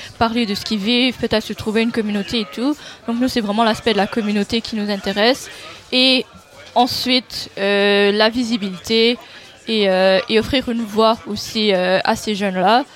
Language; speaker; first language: French; native; French